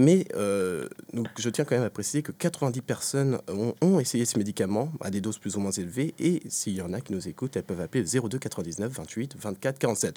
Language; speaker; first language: French; native; French